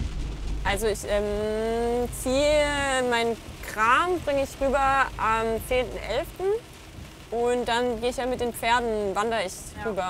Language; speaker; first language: German; native; German